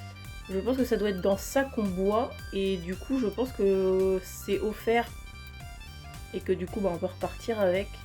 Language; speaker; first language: French; native; French